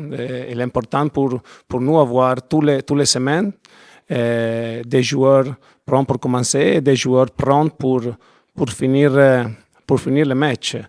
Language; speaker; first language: French; non-native, learner; Italian